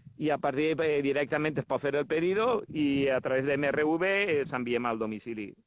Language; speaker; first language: Spanish; non-native, local second language; Catalan